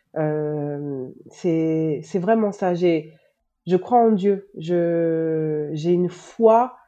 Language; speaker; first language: French; native; French